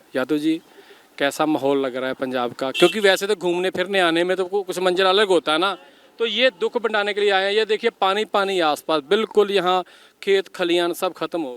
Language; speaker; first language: Hindi; non-native, local second language; Punjabi